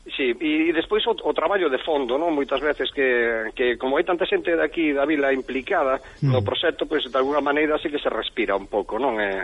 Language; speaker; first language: Galician; native; Galician